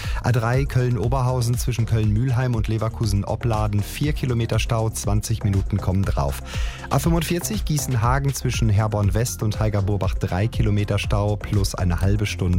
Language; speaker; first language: German; native; German